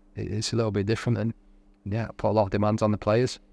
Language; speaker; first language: English; native; English